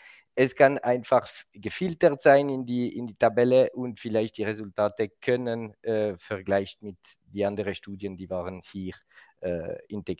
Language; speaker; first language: German; non-native, local second language; French